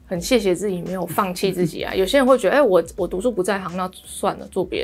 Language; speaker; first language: Chinese; native; Chinese